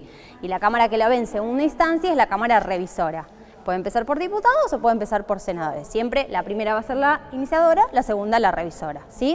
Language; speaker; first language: Spanish; native; Spanish